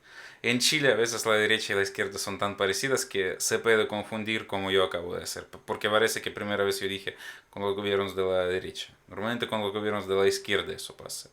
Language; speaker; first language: Spanish; non-native, fluent; Ukrainian